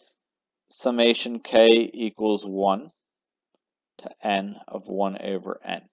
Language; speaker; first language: English; native; English